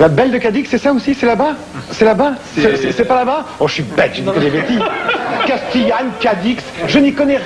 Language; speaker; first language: French; native; French